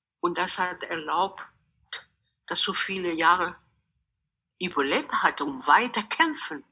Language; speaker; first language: German; non-native, local second language; Spanish